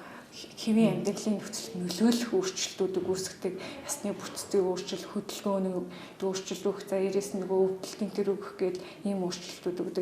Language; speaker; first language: Mongolian; native; Mongolian